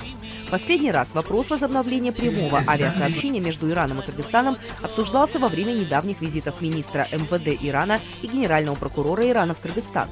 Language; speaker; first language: Russian; native; Russian